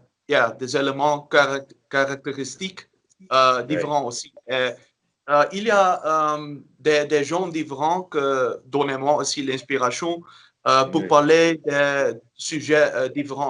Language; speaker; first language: French; non-native, learner; Dutch